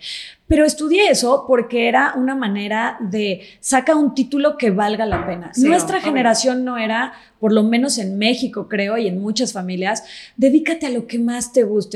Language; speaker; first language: Spanish; native; Spanish